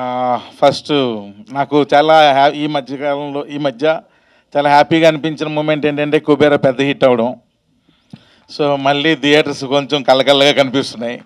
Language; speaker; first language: Telugu; native; Telugu